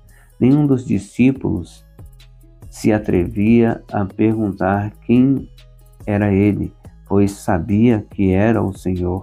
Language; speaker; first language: Portuguese; native; Portuguese